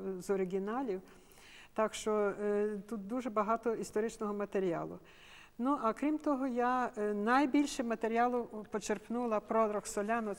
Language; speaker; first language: Ukrainian; native; Ukrainian